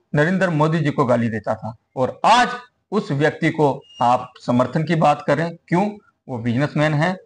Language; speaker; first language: Hindi; native; Hindi